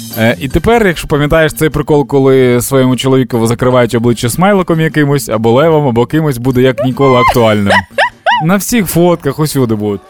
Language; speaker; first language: Ukrainian; non-native, local second language; Russian